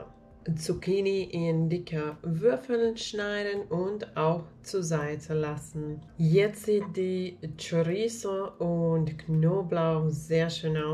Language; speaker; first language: German; non-native, fluent; Finnish